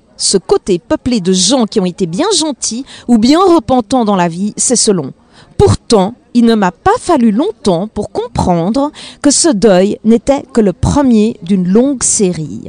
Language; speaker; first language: French; native; French